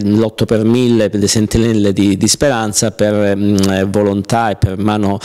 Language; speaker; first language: Italian; native; Italian